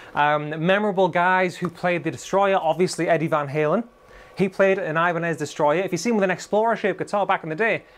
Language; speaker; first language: English; native; English